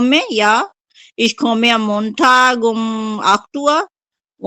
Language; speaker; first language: German; non-native, learner; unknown